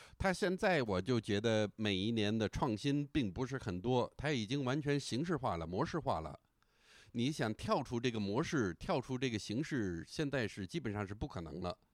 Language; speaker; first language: Chinese; non-native, fluent; English